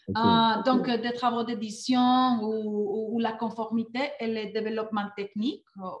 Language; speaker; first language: French; non-native, fluent; Spanish